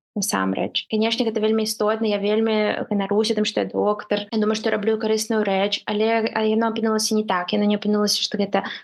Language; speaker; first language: Belarusian; non-native, local second language; Russian